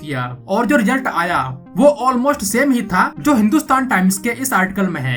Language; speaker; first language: Hindi; native; Hindi